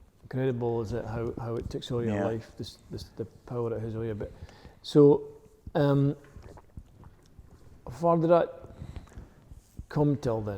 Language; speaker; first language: English; native; English